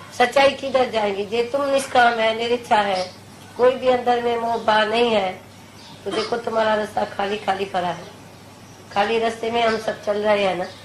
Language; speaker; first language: Hindi; non-native, local second language; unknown